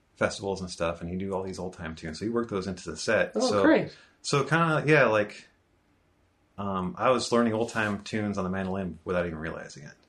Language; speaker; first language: English; native; English